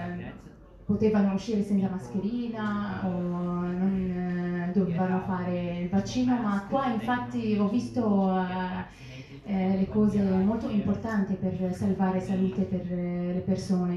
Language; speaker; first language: Italian; non-native, learner; Arabic